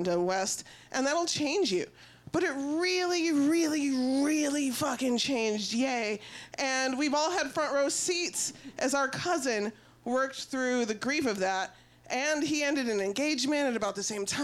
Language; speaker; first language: English; native; English